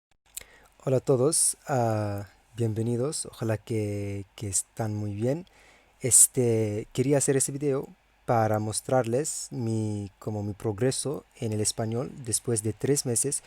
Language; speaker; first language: Spanish; non-native, fluent; English